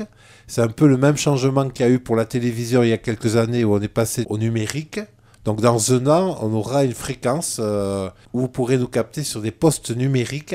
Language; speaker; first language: French; native; French